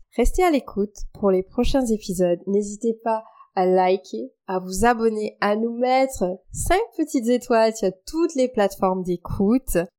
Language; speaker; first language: French; non-native, local second language; Morisyen